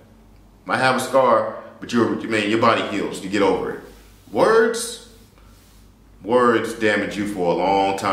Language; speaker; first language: English; native; English